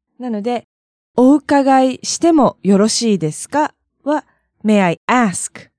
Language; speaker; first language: Japanese; native; Japanese